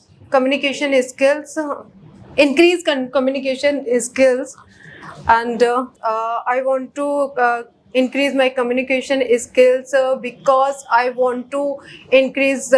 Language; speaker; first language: English; non-native, learner; Hindi